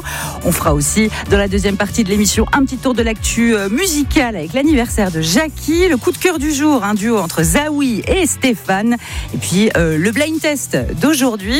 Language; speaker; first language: French; native; French